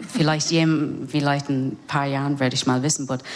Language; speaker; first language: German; non-native, fluent; English